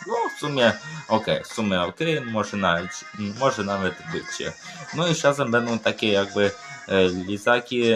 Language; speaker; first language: Polish; early bilingual, other home language; Ukrainian